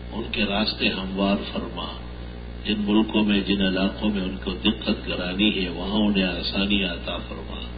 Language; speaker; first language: Urdu; non-native, local second language; Pashto